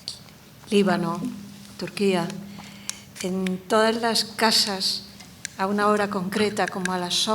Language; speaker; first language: Spanish; native; Spanish